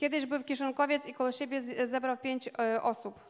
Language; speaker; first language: Polish; non-native, learner; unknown